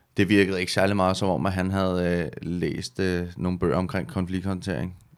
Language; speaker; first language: Danish; native; Danish